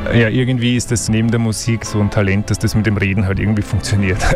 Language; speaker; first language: German; native; German